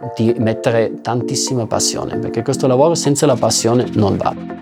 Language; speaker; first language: Italian; non-native, fluent; German